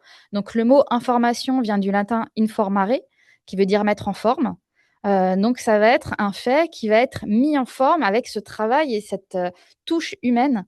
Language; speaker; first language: French; native; French